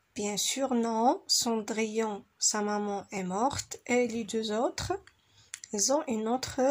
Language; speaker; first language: French; non-native, local second language; Arabic